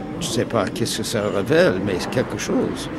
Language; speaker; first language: French; non-native, fluent; English